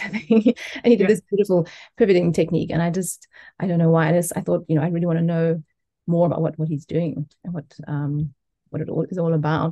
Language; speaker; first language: English; native; English